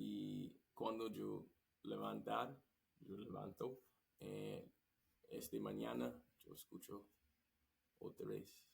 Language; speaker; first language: Spanish; non-native, learner; English